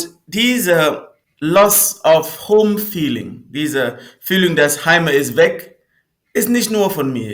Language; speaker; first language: German; non-native, fluent; Northern Sotho